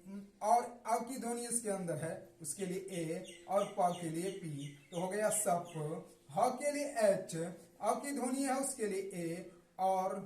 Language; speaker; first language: Hindi; native; Hindi